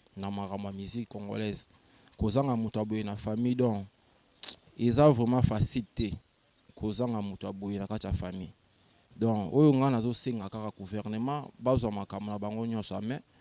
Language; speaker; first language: Lingala; native; Lingala